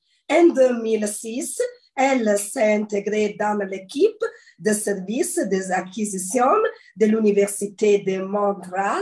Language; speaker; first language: French; non-native, learner; Italian